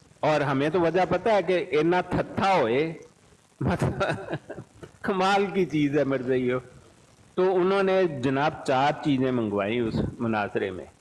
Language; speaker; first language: Urdu; non-native, local second language; Punjabi